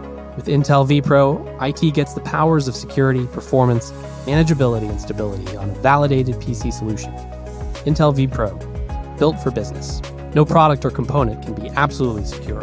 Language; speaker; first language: English; native; English